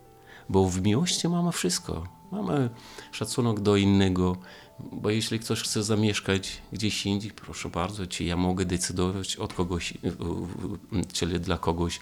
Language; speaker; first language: Polish; non-native, fluent; Romanian